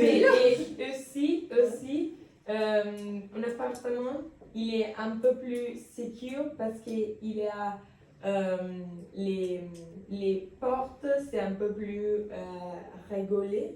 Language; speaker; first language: French; non-native, learner; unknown